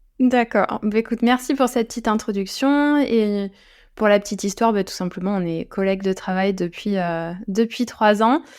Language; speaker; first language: French; native; French